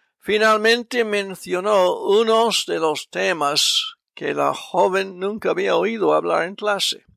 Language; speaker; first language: Spanish; non-native, fluent; English